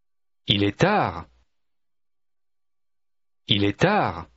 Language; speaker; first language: French; non-native, learner; English